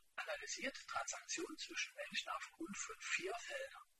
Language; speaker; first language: German; native; German